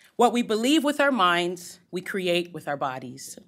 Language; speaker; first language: English; native; English